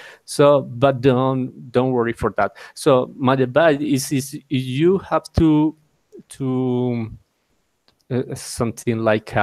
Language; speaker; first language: English; non-native, learner; Spanish